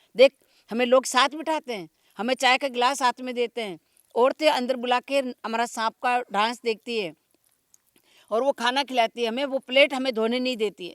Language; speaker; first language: Hindi; non-native, local second language; Rajasthani